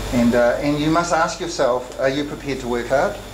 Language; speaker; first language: English; native; English